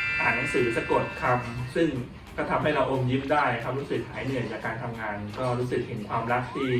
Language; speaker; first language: Thai; native; Thai